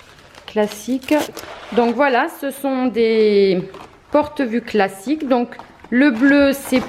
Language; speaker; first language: French; native; French